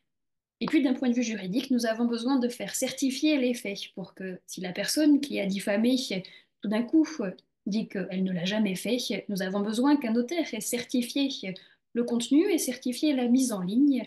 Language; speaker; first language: French; native; French